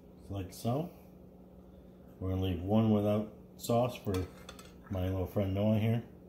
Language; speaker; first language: English; native; English